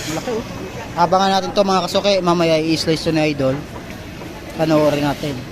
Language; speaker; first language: Filipino; non-native, local second language; Bikol